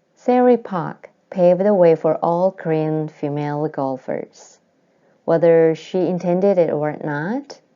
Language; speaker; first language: English; non-native, fluent; Korean